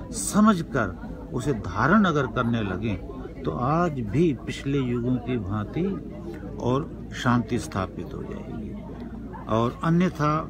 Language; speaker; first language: Hindi; native; Hindi